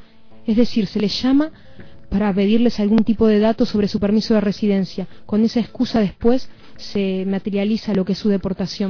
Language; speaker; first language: Spanish; native; Spanish